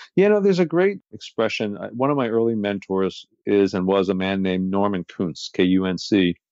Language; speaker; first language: English; native; English